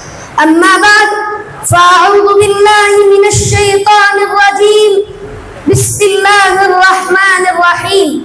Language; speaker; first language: Arabic; non-native, fluent; Urdu